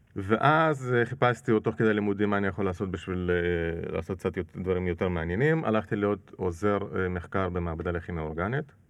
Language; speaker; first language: Hebrew; non-native, fluent; Russian